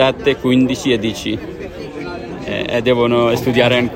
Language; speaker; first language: Italian; non-native, fluent; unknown